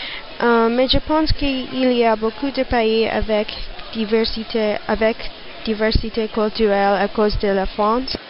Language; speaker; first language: French; non-native, learner; English